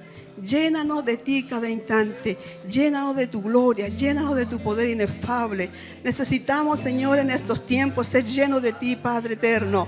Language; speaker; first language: Spanish; native; Spanish